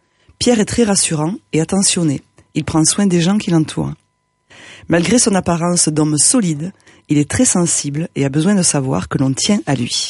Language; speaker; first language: French; native; French